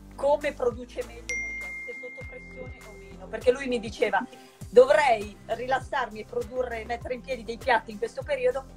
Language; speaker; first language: Italian; native; Italian